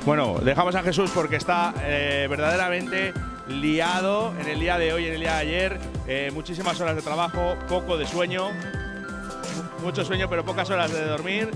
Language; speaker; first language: Spanish; native; Spanish